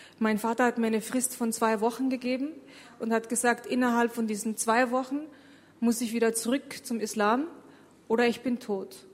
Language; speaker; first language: German; early bilingual, other home language; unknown